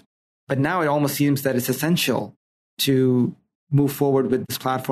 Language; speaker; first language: English; non-native, local second language; Urdu